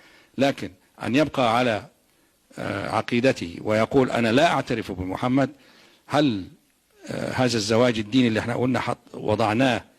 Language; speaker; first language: Arabic; native; Arabic